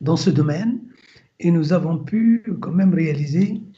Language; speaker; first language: French; non-native, local second language; Arabic